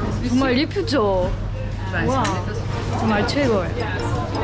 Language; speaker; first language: Korean; non-native, learner; French